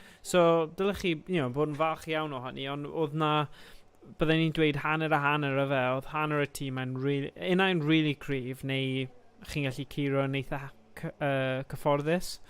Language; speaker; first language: Welsh; non-native, local second language; English